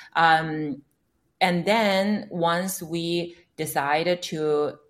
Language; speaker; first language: English; non-native, fluent; Chinese